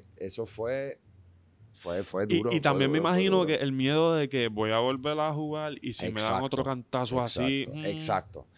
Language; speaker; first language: Spanish; non-native, fluent; Dutch